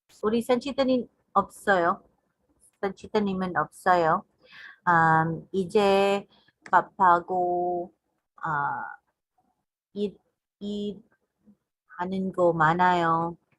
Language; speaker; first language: Korean; non-native, learner; English